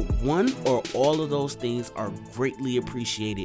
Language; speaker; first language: English; native; English